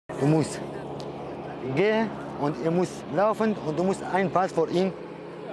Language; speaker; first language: German; non-native, learner; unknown